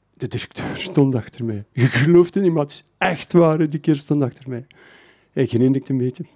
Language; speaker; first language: Dutch; native; Dutch